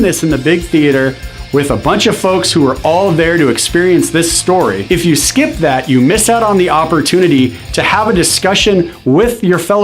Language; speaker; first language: English; native; English